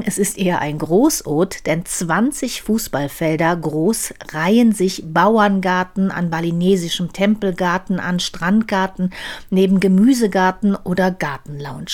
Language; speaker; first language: German; native; German